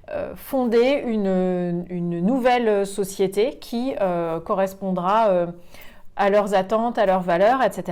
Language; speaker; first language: French; native; French